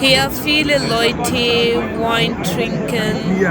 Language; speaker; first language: German; non-native, learner; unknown